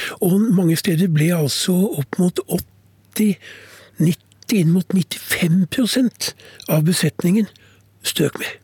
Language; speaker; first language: Norwegian; native; Norwegian